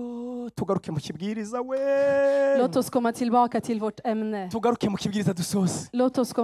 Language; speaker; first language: Swedish; early bilingual, other home language; Kinyarwanda